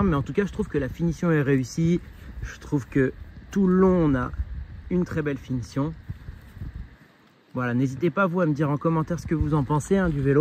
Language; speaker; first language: French; native; French